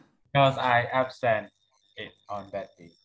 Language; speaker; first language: English; non-native, learner; Burmese